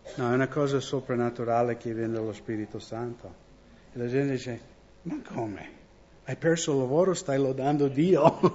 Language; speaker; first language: Italian; non-native, fluent; English